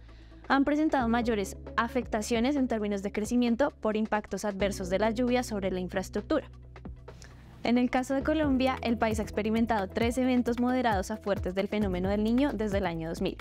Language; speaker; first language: Spanish; native; Spanish